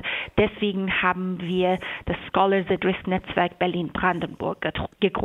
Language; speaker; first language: German; non-native, fluent; Persian